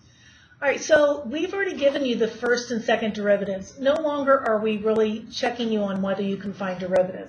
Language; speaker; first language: English; native; English